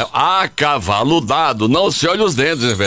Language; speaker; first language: Portuguese; native; Portuguese